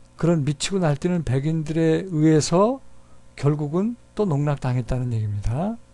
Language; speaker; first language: Korean; native; Korean